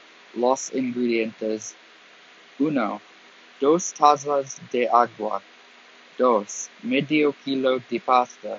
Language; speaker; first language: Spanish; non-native, learner; English